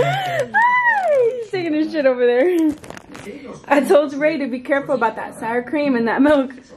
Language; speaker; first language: English; early bilingual, other home language; Spanish